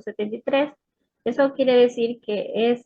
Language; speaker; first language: Spanish; native; Spanish